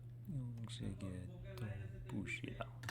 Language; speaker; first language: Chinese; non-native, learner; English